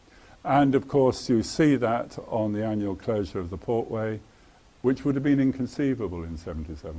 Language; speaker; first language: English; native; English